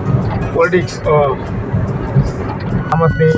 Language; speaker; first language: Hindi; non-native, learner; Bangla